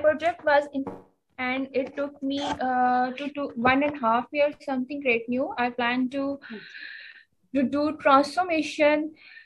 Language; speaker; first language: English; non-native, local second language; Punjabi